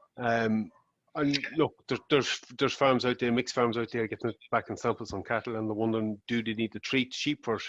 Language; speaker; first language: English; native; English